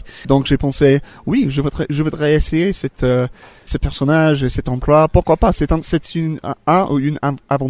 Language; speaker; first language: French; non-native, fluent; English